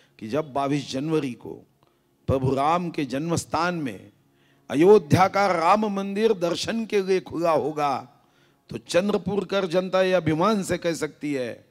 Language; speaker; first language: Hindi; non-native, local second language; Marathi